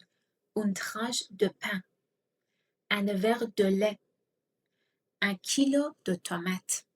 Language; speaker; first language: French; non-native, fluent; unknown